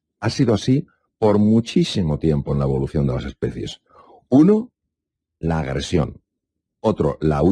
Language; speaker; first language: Spanish; native; Spanish